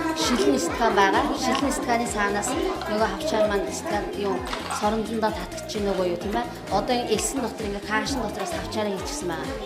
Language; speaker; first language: Mongolian; native; Mongolian